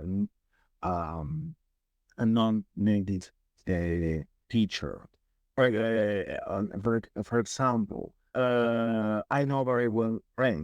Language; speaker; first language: English; non-native, learner; Spanish